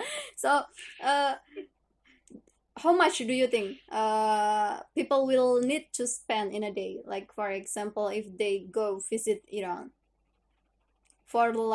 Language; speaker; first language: English; non-native, learner; Indonesian